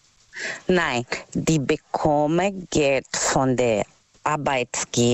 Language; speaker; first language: German; non-native, learner; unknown